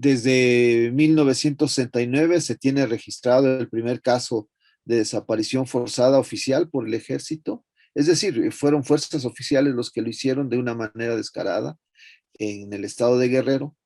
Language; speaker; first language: Spanish; native; Spanish